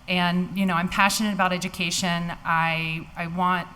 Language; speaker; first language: English; native; English